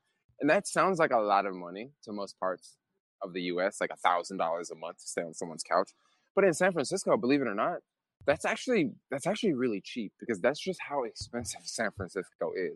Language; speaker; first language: English; native; English